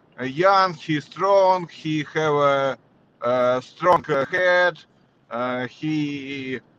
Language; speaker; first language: English; non-native, learner; Russian